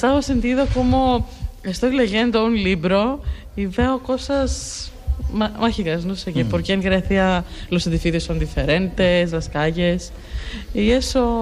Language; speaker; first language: Spanish; non-native, learner; Greek